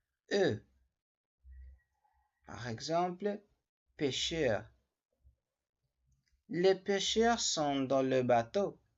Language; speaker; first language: French; non-native, learner; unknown